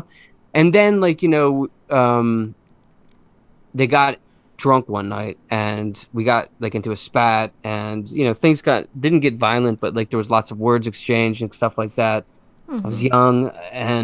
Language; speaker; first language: English; native; English